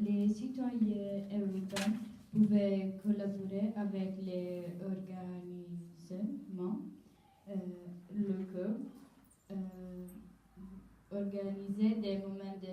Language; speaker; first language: French; non-native, learner; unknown